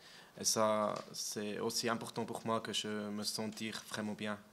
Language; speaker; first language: French; non-native, learner; German